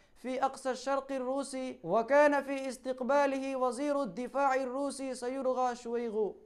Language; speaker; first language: Arabic; non-native, fluent; Urdu